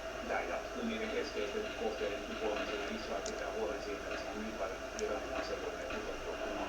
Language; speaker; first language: Finnish; native; Finnish